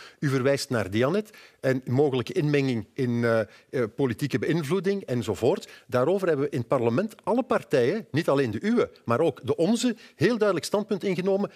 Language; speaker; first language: Dutch; native; Dutch